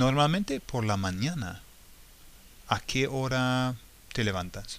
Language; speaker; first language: Spanish; non-native, fluent; English